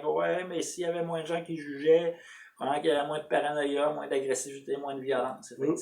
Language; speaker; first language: French; native; French